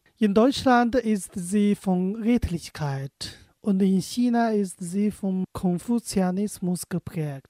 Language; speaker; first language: German; non-native, fluent; Chinese